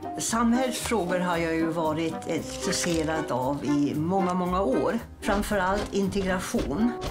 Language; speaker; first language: Swedish; non-native, fluent; German